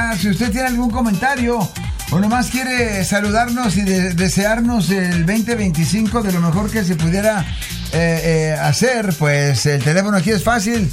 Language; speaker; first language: Spanish; native; Spanish